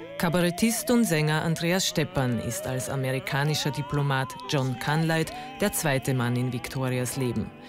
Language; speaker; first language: German; native; German